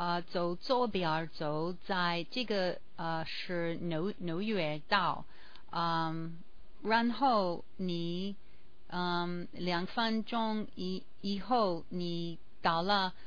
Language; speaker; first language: Chinese; non-native, learner; English